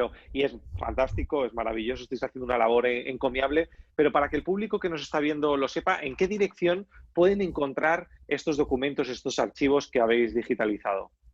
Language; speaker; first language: Spanish; native; Spanish